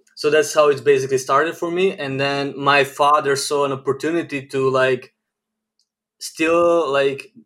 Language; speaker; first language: English; non-native, fluent; Serbian